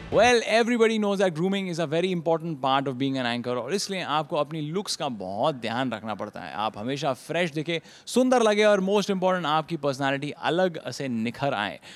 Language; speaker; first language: Hindi; native; Hindi